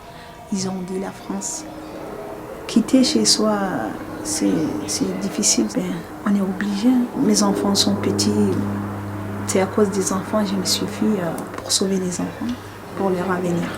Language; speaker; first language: French; non-native, fluent; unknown